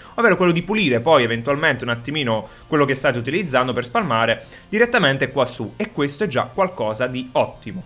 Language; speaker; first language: Italian; native; Italian